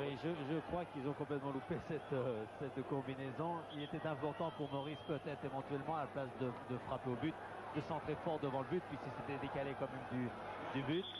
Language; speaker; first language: French; native; French